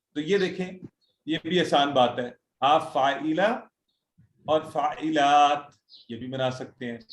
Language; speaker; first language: Urdu; native; Urdu